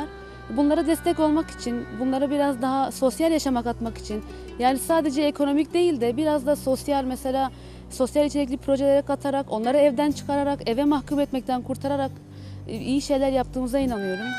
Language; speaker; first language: Turkish; native; Turkish